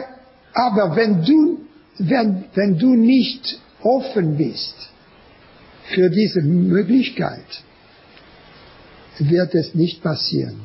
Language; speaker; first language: German; non-native, learner; French